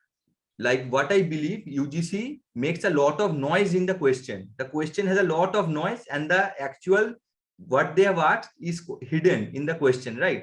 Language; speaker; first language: English; non-native, local second language; Bangla